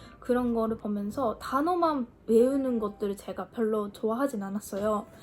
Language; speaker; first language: Korean; non-native, fluent; Japanese